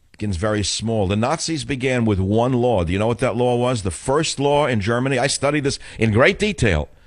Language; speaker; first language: English; native; English